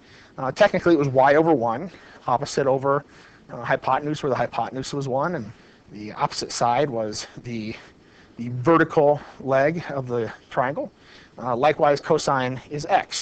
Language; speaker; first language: English; native; English